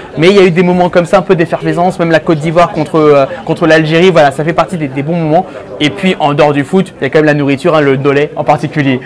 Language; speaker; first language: French; native; French